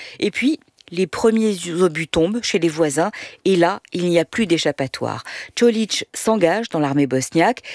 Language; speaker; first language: French; native; French